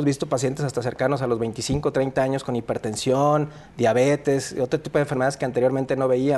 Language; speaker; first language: Spanish; native; Spanish